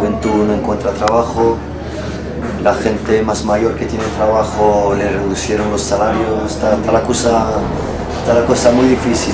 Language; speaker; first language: Spanish; early bilingual, heritage; Spanish